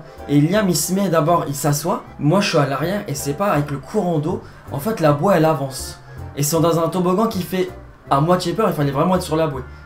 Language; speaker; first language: French; native; French